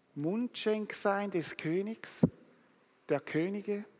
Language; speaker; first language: German; native; German